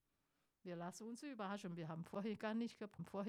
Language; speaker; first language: German; non-native, fluent; Chinese